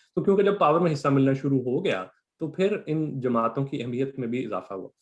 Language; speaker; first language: Urdu; non-native, local second language; Punjabi